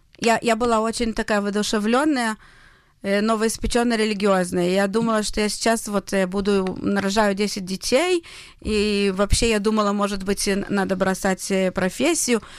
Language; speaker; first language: Russian; early bilingual, heritage; Russian